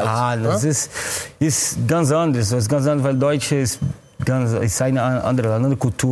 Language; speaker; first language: German; non-native, fluent; Portuguese